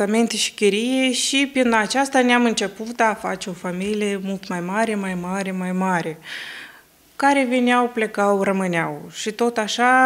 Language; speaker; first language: Romanian; early bilingual, heritage; Romanian